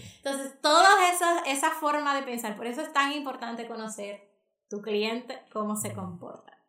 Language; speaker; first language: Spanish; native; Spanish